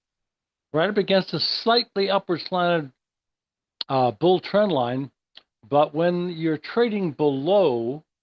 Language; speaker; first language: English; native; English